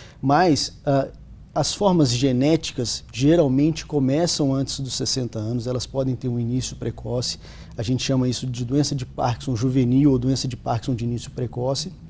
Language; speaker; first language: Portuguese; native; Portuguese